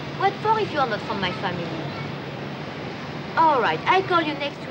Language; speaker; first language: English; non-native, fluent; French